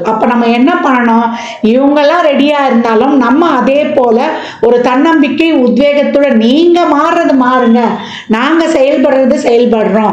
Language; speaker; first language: Tamil; native; Tamil